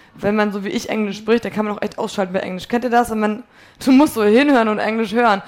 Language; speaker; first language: German; early bilingual, other home language; Polish